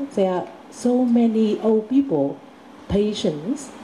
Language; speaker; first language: English; non-native, learner; Vietnamese